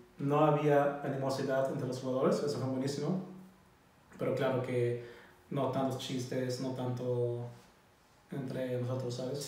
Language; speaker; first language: Spanish; non-native, learner; German